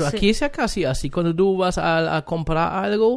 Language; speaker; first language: Spanish; non-native, fluent; German